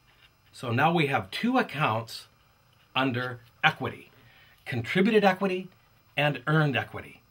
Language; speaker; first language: English; native; English